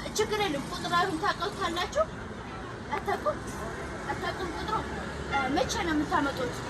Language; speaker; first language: Amharic; non-native, local second language; Tigrinya